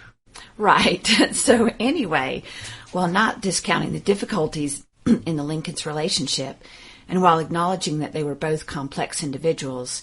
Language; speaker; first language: English; native; English